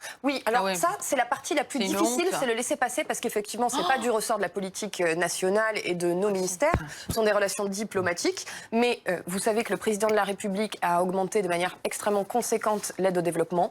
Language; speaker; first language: French; native; French